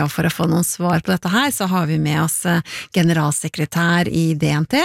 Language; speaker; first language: Norwegian; native; Norwegian